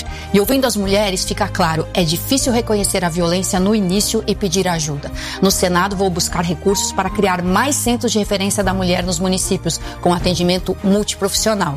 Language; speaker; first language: Portuguese; native; Portuguese